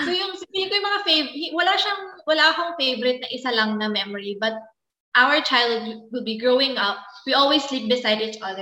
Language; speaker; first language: English; non-native, local second language; Filipino